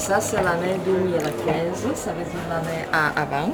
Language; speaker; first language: French; non-native, fluent; Slovak